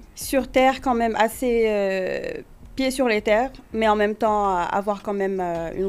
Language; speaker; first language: French; non-native, local second language; Wolof